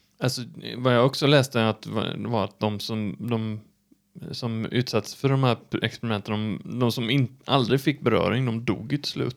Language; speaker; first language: Swedish; native; Swedish